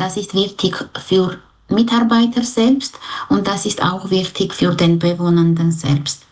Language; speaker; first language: German; non-native, fluent; Armenian